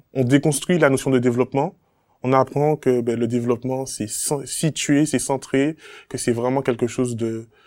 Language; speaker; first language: French; native; French